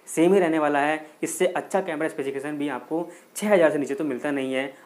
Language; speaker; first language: Hindi; native; Hindi